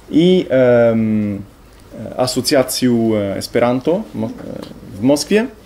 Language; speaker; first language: Russian; non-native, learner; Italian